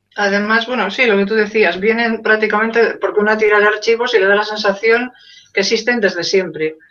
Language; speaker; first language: Spanish; native; Spanish